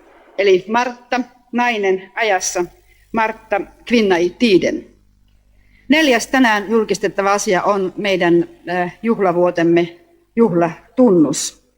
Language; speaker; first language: Finnish; native; Finnish